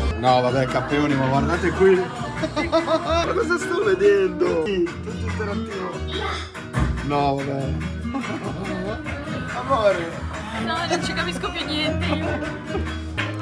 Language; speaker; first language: Italian; native; Italian